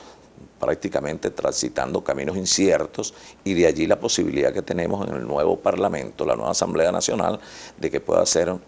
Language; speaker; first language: Spanish; native; Spanish